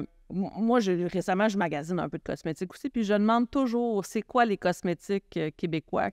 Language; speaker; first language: French; native; French